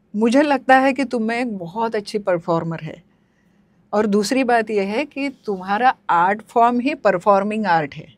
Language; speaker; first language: Hindi; non-native, local second language; Marathi